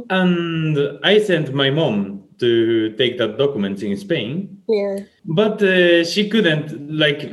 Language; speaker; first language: English; non-native, fluent; Spanish